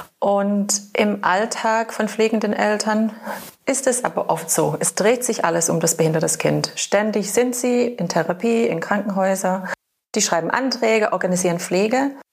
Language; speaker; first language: German; non-native, fluent; English